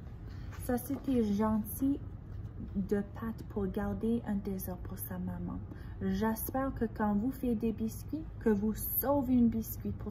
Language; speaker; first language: French; non-native, fluent; English